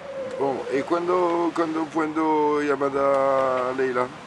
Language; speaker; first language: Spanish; non-native, learner; French